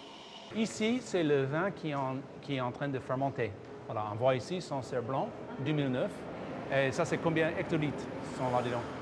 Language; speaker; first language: French; non-native, fluent; English